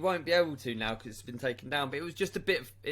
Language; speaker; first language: English; native; English